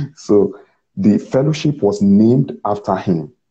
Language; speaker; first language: English; non-native, local second language; Yoruba